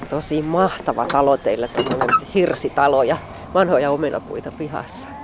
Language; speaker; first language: Finnish; native; Finnish